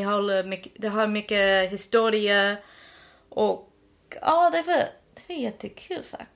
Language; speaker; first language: Swedish; non-native, learner; English